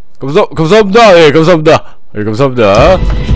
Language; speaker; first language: Korean; native; Korean